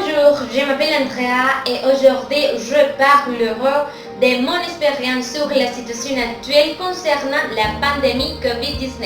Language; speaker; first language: French; non-native, fluent; Spanish